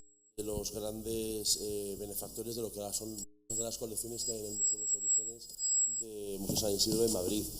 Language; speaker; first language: Spanish; native; Spanish